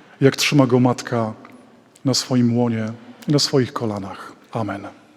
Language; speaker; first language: Polish; native; Polish